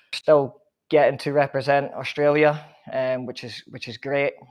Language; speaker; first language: English; native; English